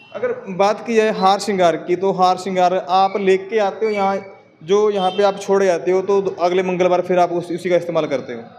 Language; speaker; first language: Hindi; non-native, local second language; Punjabi